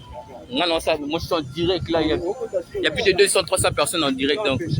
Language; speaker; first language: French; non-native, local second language; Lingala